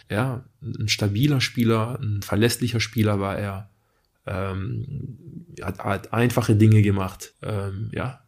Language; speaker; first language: German; early bilingual, other home language; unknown